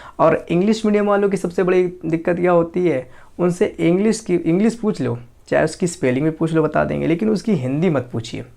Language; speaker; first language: Hindi; native; Hindi